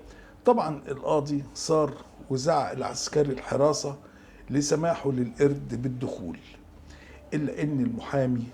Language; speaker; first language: Arabic; native; Arabic